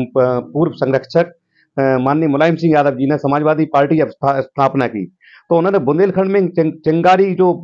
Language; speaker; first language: Hindi; native; Hindi